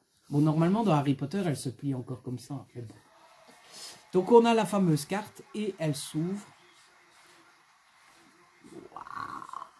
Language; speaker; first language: French; native; French